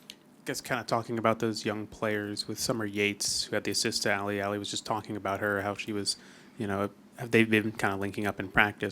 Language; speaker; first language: English; native; English